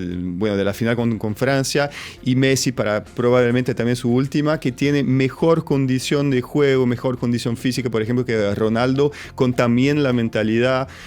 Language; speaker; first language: Spanish; non-native, fluent; French